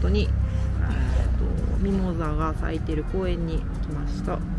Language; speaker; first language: Japanese; native; Japanese